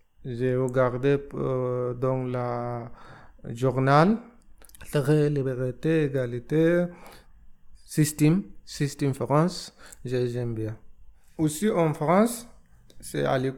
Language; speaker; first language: French; non-native, learner; Arabic